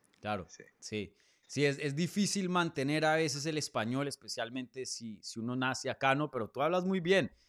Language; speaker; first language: Spanish; native; Spanish